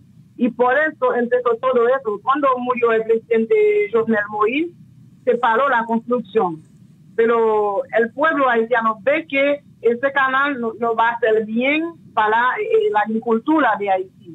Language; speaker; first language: Spanish; non-native, local second language; Haitian Creole